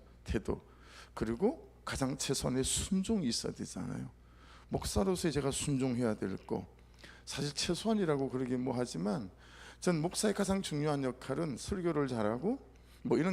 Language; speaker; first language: Korean; native; Korean